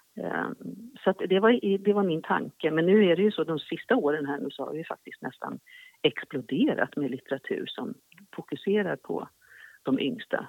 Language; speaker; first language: Swedish; native; Swedish